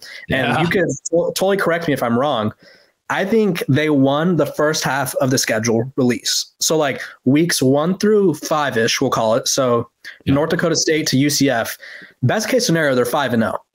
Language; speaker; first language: English; native; English